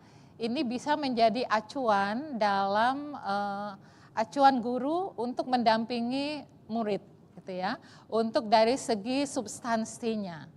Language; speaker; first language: Indonesian; native; Indonesian